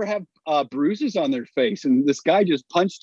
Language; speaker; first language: English; native; English